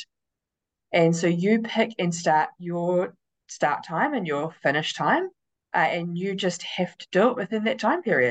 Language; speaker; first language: English; native; English